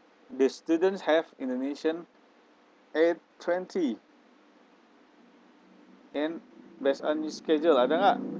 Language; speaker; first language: English; non-native, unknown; Indonesian